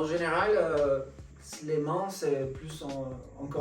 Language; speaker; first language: French; non-native, fluent; Spanish